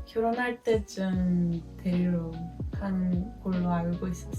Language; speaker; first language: Korean; non-native, fluent; Dutch